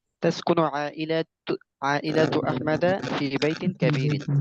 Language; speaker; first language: Arabic; non-native, learner; Bangla